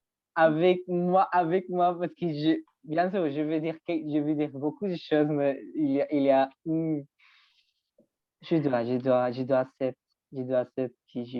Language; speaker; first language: French; non-native, learner; Spanish